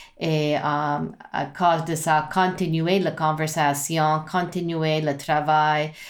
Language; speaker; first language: French; non-native, learner; English